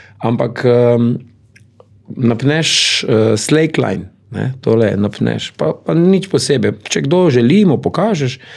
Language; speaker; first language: Slovenian; native; Slovenian